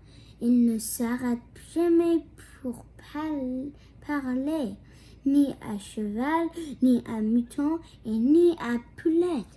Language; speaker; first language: French; non-native, local second language; English